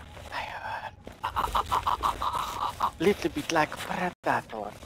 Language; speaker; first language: English; non-native, learner; Hungarian